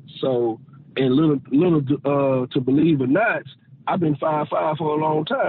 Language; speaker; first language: English; native; English